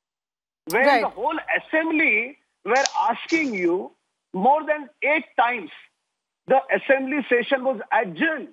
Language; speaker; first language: English; non-native, local second language; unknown